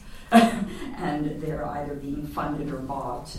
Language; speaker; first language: English; native; English